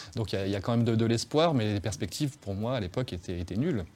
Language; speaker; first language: French; native; French